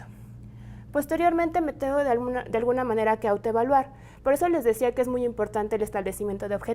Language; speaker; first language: Spanish; native; Spanish